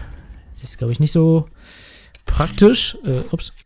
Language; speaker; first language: German; native; German